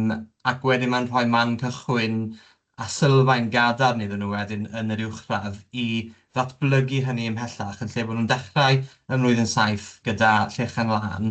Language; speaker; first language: Welsh; native; Welsh